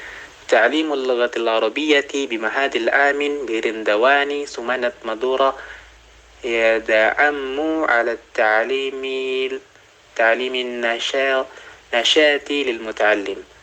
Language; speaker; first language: Arabic; non-native, learner; Indonesian